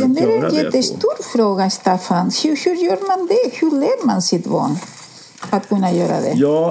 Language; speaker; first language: Swedish; non-native, fluent; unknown